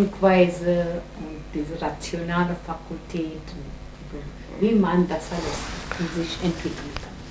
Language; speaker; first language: German; non-native, fluent; Gujarati